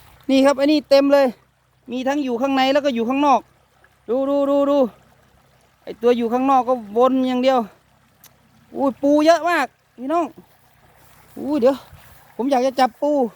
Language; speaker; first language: Thai; non-native, local second language; Northeastern Thai